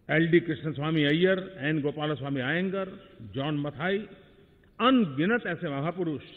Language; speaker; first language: Hindi; non-native, local second language; Gujarati